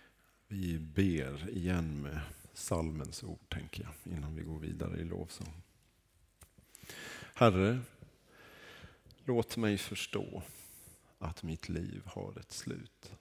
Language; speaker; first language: Swedish; native; Swedish